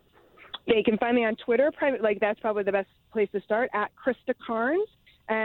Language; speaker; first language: English; native; English